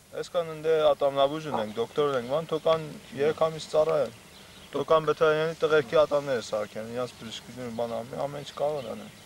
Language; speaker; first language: Armenian; early bilingual, heritage; Armenian